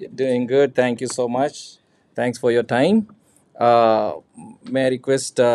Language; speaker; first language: English; non-native, local second language; Telugu